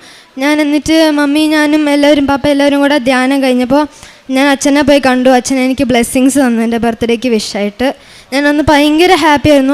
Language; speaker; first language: Malayalam; early bilingual, heritage; Malayalam